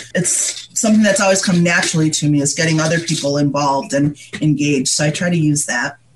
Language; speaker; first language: English; native; English